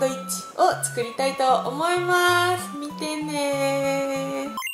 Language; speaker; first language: Japanese; native; Japanese